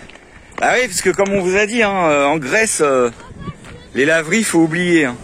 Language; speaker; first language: French; native; French